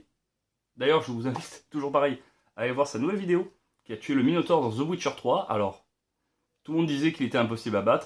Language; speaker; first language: French; native; French